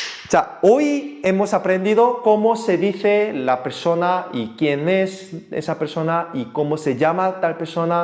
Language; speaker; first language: Spanish; non-native, fluent; Korean